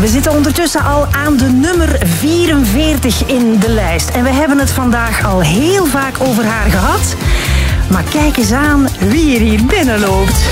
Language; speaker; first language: Dutch; native; Dutch